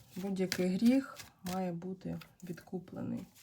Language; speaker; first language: Ukrainian; non-native, local second language; Russian